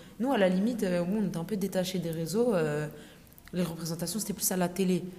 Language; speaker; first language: French; native; French